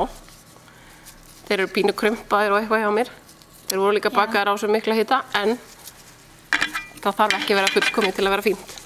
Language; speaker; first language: Icelandic; native; Icelandic